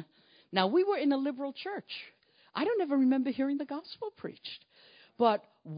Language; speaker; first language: English; native; English